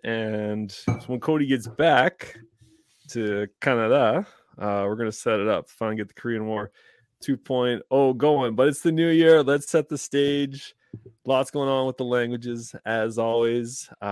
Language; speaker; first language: English; native; English